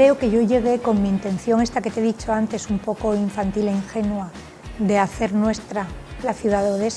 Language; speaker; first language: Spanish; native; Spanish